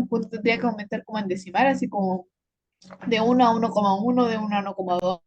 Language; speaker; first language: Spanish; native; Spanish